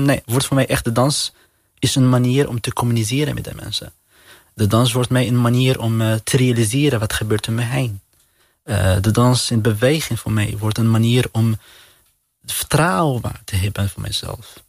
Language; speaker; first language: Dutch; non-native, fluent; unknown